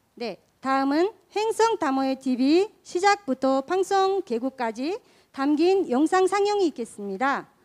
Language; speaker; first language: Korean; non-native, fluent; Kazakh